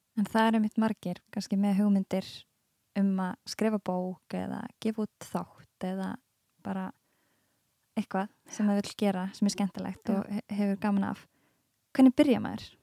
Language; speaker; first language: Icelandic; native; Icelandic